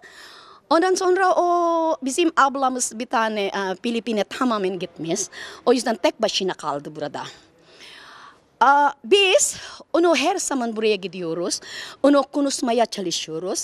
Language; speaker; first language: Turkish; non-native, learner; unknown